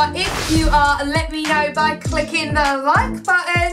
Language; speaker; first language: English; native; English